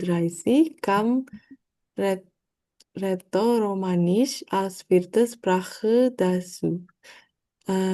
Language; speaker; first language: German; non-native, learner; Indonesian